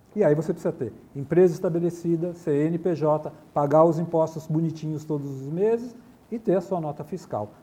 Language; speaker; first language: Portuguese; native; Portuguese